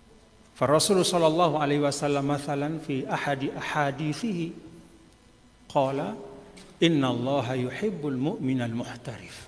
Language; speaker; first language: Arabic; non-native, fluent; Sasak